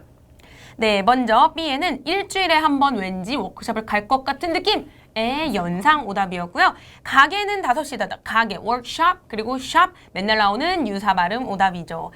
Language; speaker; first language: Korean; native; Korean